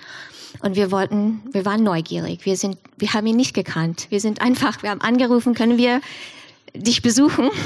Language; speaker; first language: German; non-native, fluent; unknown